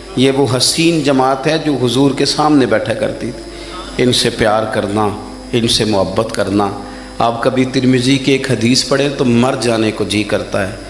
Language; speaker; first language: Urdu; non-native, local second language; Punjabi